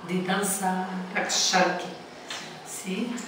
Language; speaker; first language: Portuguese; non-native, learner; Arabic